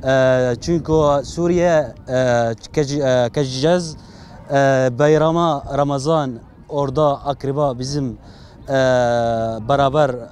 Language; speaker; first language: Turkish; non-native, learner; Arabic